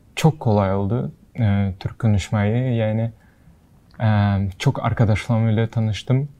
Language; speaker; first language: Turkish; non-native, learner; Kazakh